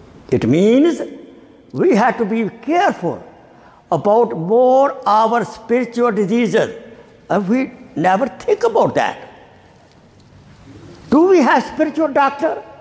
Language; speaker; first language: English; non-native, local second language; Urdu